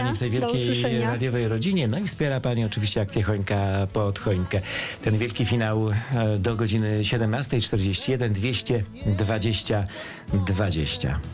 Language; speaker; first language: Polish; native; Polish